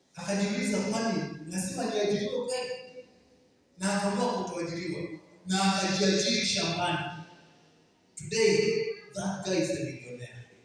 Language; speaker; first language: Swahili; non-native, local second language; Kamba